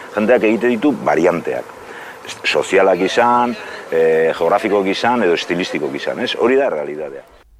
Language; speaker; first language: Basque; native; Basque